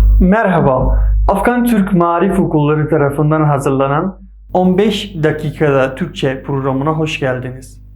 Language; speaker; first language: Turkish; non-native, fluent; Persian